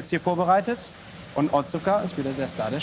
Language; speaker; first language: German; native; German